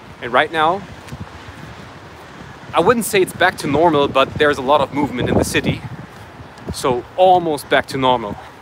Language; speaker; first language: English; non-native, fluent; German